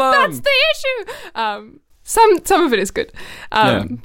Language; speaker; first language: English; native; English